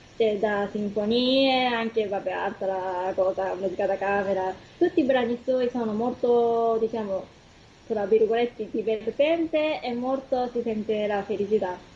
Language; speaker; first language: Italian; non-native, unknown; Japanese